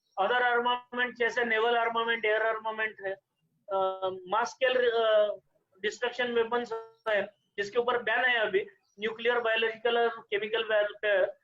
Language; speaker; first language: Hindi; non-native, local second language; Marathi